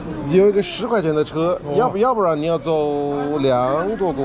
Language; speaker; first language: Chinese; non-native, fluent; English